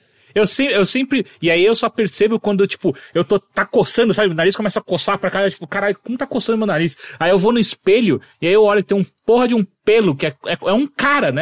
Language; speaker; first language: Portuguese; native; Portuguese